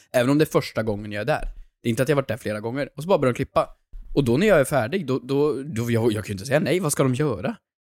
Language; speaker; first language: Swedish; native; Swedish